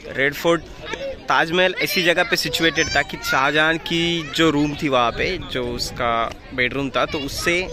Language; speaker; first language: Hindi; non-native, local second language; Marathi